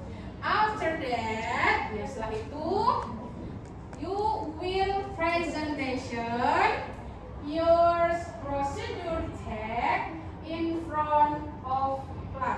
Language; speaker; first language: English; non-native, learner; Indonesian